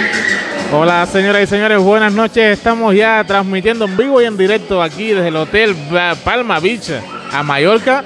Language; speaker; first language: Spanish; native; Spanish